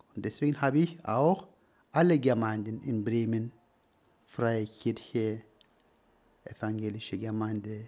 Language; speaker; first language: German; non-native, learner; Turkish